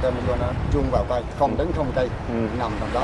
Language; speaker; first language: Vietnamese; native; Vietnamese